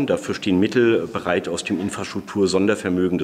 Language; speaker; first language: German; native; German